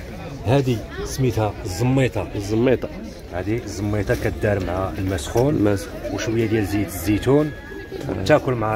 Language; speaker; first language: Arabic; native; Arabic